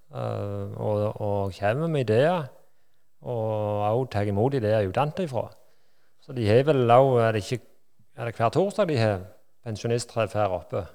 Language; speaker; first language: Norwegian; native; Norwegian